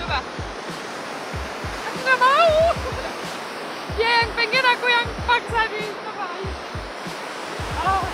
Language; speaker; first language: Indonesian; non-native, fluent; Romanian